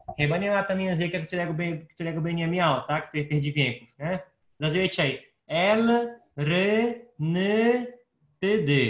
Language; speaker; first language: Polish; non-native, fluent; Portuguese